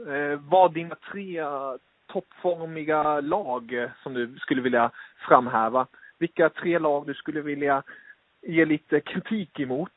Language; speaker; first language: Swedish; native; Swedish